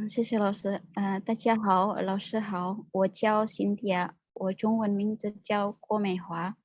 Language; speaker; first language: Chinese; non-native, learner; Indonesian